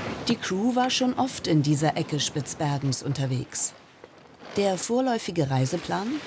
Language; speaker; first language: German; native; German